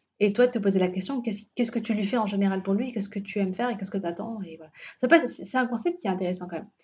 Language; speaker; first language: French; early bilingual, other home language; Arabic